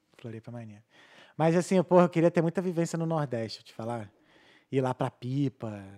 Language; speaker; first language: Portuguese; native; Portuguese